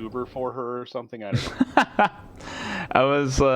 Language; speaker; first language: English; native; English